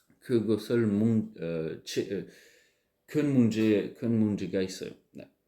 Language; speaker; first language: Korean; non-native, learner; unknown